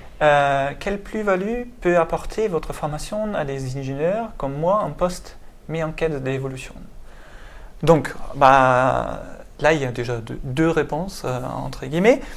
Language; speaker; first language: French; non-native, fluent; German